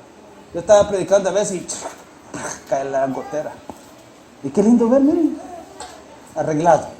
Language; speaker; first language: Spanish; native; Spanish